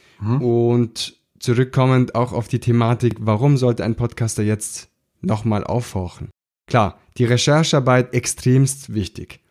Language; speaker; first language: German; early bilingual, other home language; Italian